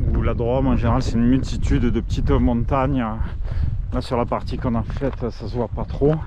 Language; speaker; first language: French; native; French